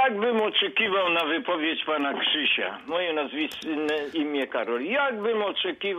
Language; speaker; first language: Polish; native; Polish